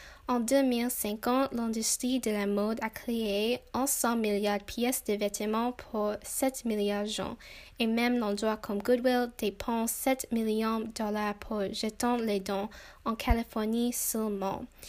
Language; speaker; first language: French; non-native, learner; English